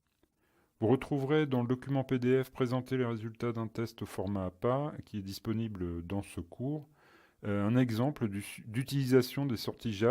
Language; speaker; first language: French; native; French